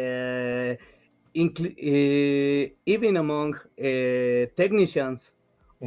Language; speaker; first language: English; non-native, learner; Spanish